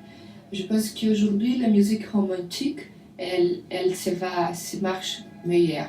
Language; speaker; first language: French; non-native, learner; Portuguese